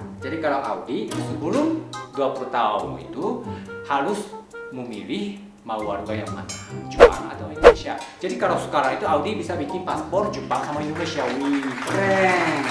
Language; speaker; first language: Indonesian; non-native, fluent; Japanese